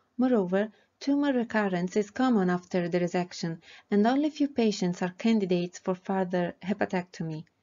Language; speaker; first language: English; non-native, fluent; Italian